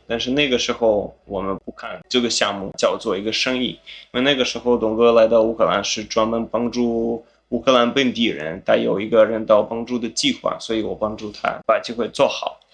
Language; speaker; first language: Chinese; non-native, fluent; Ukrainian